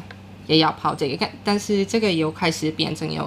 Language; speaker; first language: Chinese; non-native, learner; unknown